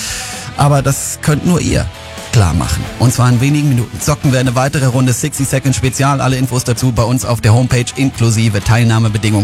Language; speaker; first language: German; native; German